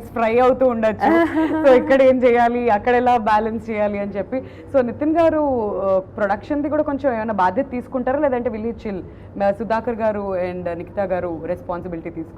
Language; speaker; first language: Telugu; native; Telugu